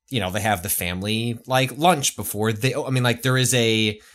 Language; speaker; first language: English; native; English